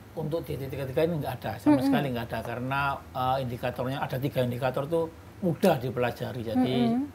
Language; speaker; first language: Indonesian; native; Indonesian